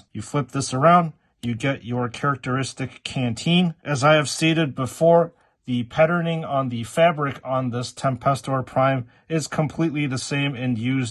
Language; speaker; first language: English; native; English